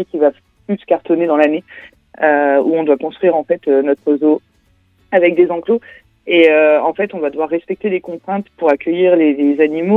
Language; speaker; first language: French; native; French